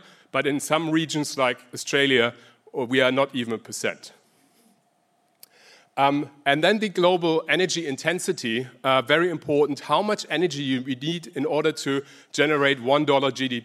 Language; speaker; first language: English; non-native, fluent; German